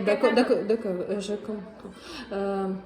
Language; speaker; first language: French; non-native, learner; Ukrainian